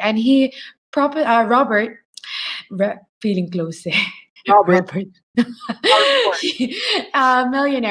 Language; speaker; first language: English; non-native, local second language; Filipino